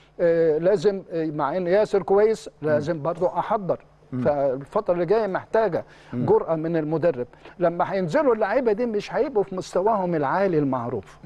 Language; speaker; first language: Egyptian Arabic; native; Egyptian Arabic